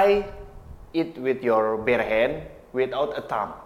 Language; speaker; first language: English; non-native, learner; Indonesian